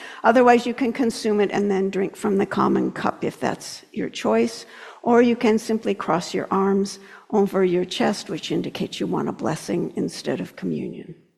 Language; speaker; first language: English; native; English